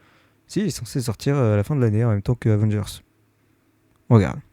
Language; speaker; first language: French; native; French